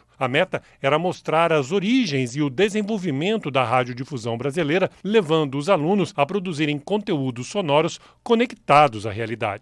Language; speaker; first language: Portuguese; native; Portuguese